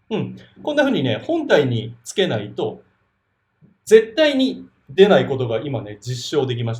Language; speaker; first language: Japanese; native; Japanese